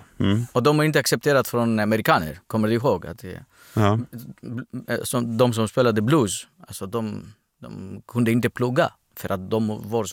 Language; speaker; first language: Swedish; non-native, learner; Greek